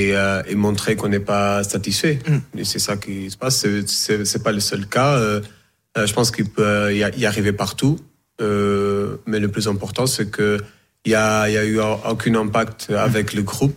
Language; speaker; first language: French; non-native, fluent; Portuguese